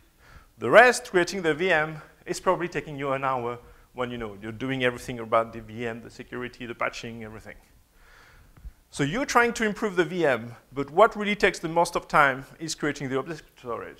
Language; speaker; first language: English; non-native, fluent; French